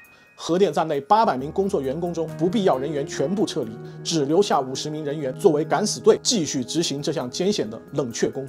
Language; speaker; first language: Chinese; native; Chinese